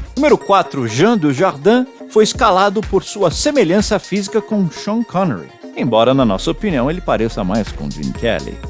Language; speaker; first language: Portuguese; native; Portuguese